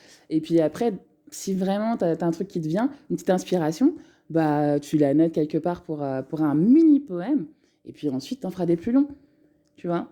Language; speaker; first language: French; native; French